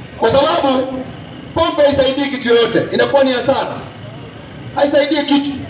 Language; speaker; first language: Swahili; non-native, local second language; Kikuyu